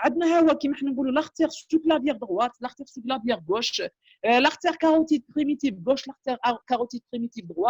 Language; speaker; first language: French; non-native, local second language; Arabic